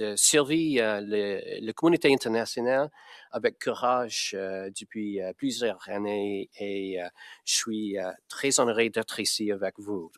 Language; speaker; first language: French; non-native, learner; English